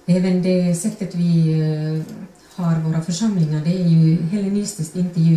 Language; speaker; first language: Swedish; non-native, fluent; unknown